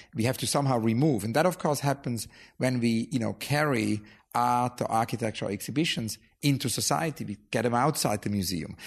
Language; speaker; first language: English; non-native, fluent; German